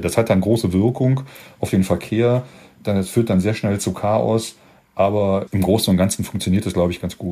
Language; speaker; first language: German; native; German